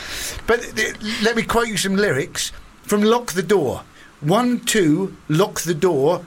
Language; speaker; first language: English; native; English